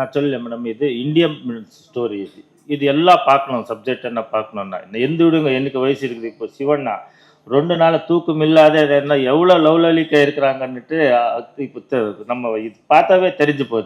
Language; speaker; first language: Tamil; non-native, learner; Kannada